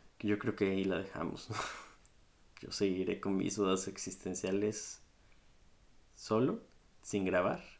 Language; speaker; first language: Spanish; native; Spanish